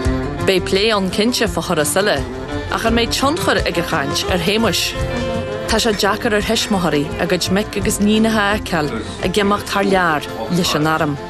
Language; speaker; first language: Irish; native; Irish